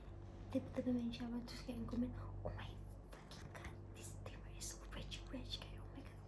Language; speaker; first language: English; non-native, local second language; Indonesian